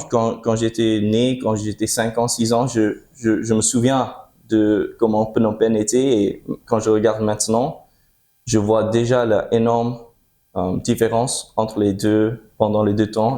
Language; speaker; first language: French; early bilingual, heritage; French